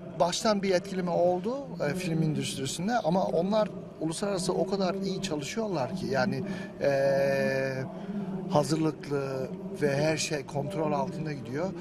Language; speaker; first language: Turkish; early bilingual, heritage; Turkish